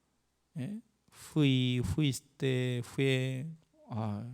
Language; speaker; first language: Spanish; non-native, learner; Korean